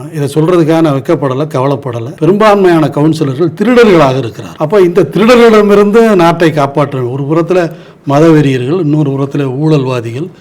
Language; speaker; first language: Tamil; native; Tamil